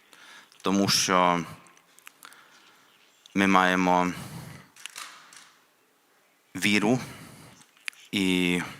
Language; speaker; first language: Ukrainian; non-native, local second language; Hungarian